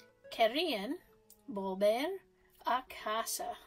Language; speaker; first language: Spanish; non-native, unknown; English